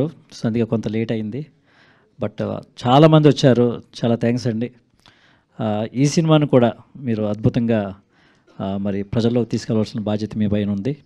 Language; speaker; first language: Telugu; native; Telugu